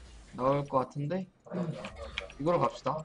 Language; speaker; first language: Korean; native; Korean